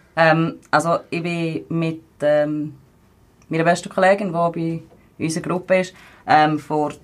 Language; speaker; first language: German; native; German